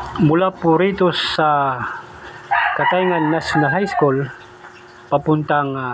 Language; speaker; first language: Filipino; non-native, local second language; Masbatenyo